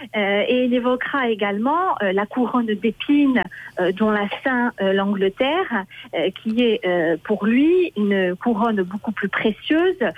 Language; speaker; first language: French; native; French